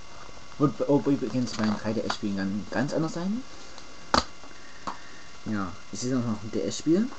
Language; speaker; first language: German; native; German